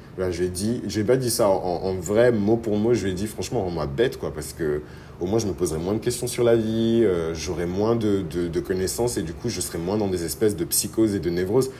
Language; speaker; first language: French; early bilingual, other home language; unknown